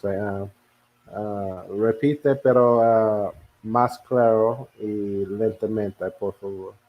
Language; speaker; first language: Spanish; non-native, learner; English